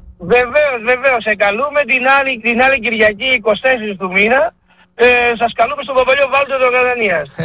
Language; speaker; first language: Greek; native; Greek